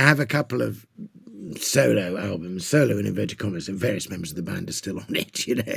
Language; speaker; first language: English; native; English